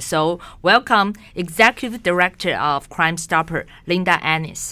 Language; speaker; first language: English; non-native, fluent; Chinese